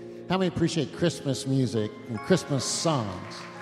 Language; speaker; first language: English; early bilingual, other home language; Spanish